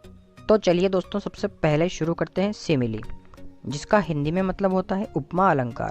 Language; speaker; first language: Hindi; native; Hindi